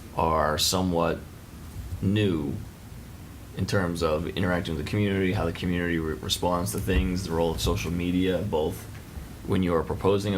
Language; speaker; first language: English; native; English